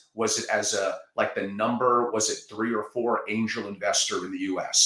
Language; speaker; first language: English; native; English